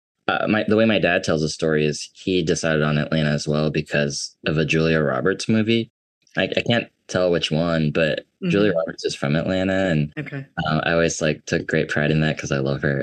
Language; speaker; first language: English; native; English